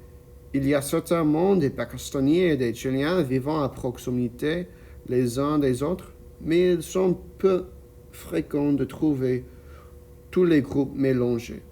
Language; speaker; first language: French; non-native, learner; English